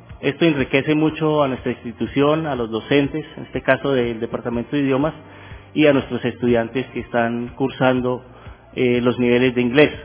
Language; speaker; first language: Spanish; native; Spanish